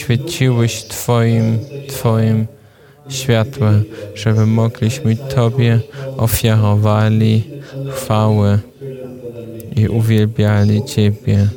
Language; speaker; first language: Polish; non-native, fluent; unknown